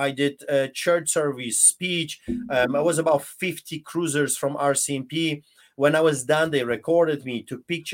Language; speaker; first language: English; non-native, fluent; Polish